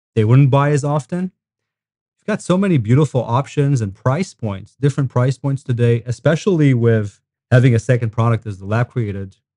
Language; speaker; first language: English; non-native, fluent; Hebrew